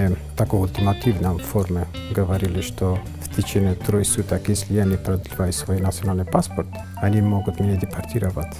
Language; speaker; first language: Russian; non-native, fluent; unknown